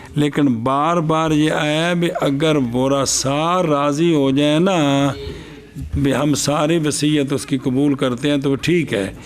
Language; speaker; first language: Urdu; non-native, local second language; Punjabi